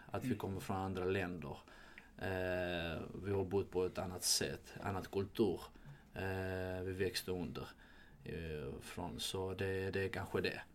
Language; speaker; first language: Swedish; non-native, fluent; Georgian